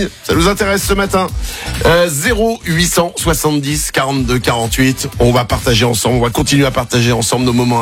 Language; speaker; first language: French; native; French